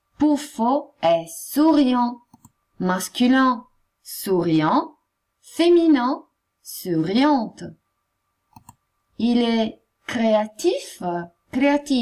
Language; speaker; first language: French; non-native, fluent; Italian